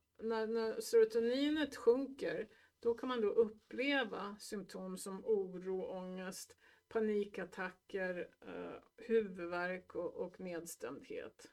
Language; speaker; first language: Swedish; native; Swedish